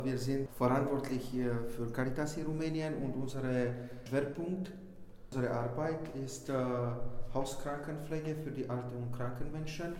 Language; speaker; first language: German; non-native, fluent; Romanian